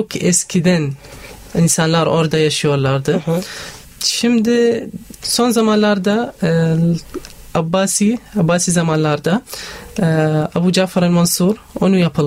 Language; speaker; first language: Turkish; non-native, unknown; Arabic